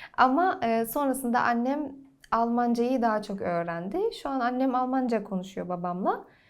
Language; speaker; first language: Turkish; early bilingual, heritage; Turkish